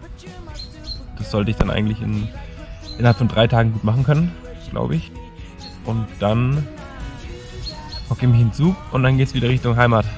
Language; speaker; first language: German; native; German